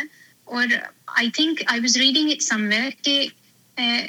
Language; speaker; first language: English; non-native, local second language; Hindi